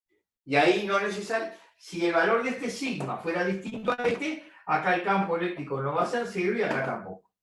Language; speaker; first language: Spanish; native; Spanish